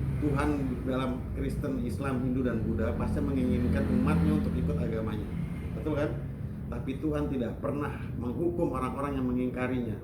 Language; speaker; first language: Indonesian; native; Indonesian